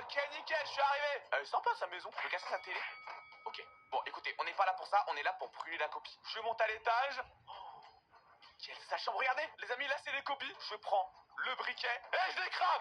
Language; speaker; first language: French; native; French